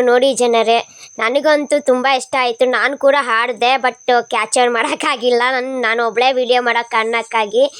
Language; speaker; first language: Kannada; non-native, local second language; Kodava